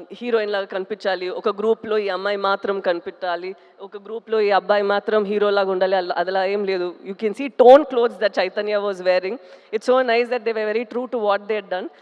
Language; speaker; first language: Telugu; non-native, fluent; Tamil